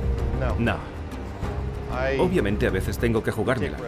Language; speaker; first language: Spanish; native; Spanish